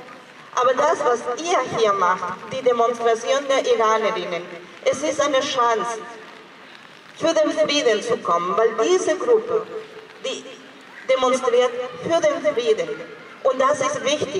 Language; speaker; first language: German; non-native, fluent; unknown